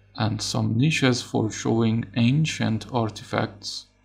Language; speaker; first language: English; non-native, fluent; Persian